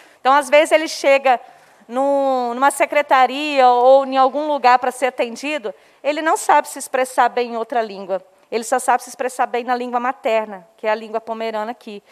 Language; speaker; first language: Portuguese; non-native, local second language; Low German